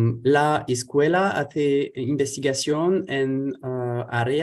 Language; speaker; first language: Spanish; non-native, fluent; French